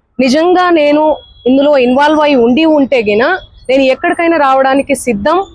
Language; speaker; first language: Telugu; non-native, local second language; Lambadi